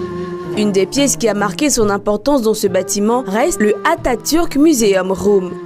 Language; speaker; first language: French; native; French